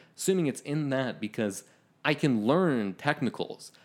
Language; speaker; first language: English; native; English